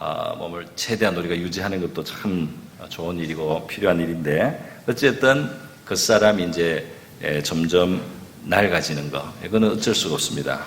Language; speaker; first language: Korean; native; Korean